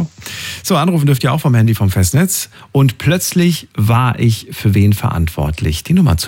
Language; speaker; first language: German; native; German